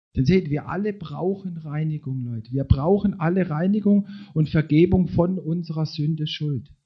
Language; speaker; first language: German; native; German